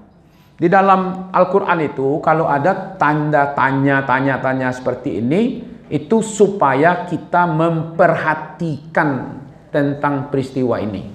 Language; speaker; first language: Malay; non-native, local second language; Minangkabau